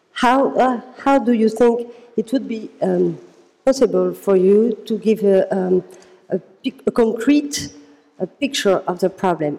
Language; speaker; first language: English; non-native, fluent; French